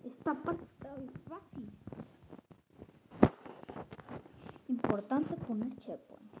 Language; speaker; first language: Spanish; early bilingual, other home language; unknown